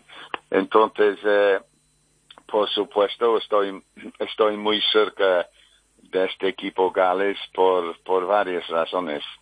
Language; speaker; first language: Spanish; non-native, fluent; English